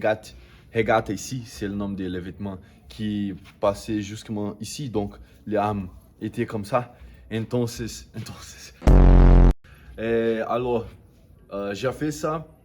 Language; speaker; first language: French; non-native, learner; Portuguese